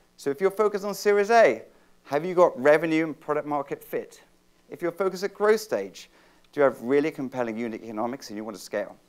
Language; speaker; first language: English; native; English